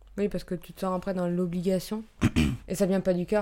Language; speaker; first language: French; native; French